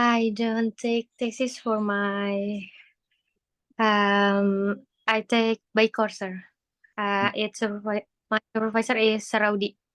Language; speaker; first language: English; non-native, learner; Indonesian